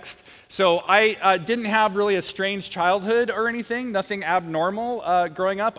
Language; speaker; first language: English; native; English